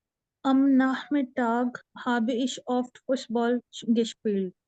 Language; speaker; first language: German; non-native, learner; Urdu